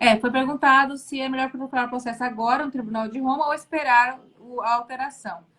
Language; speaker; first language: Portuguese; native; Portuguese